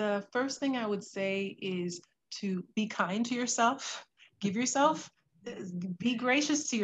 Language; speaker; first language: English; native; English